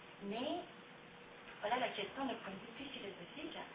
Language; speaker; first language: French; native; French